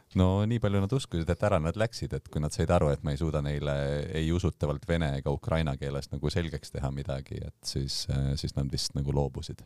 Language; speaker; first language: Estonian; native; Estonian